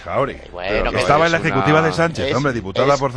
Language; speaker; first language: Spanish; native; Spanish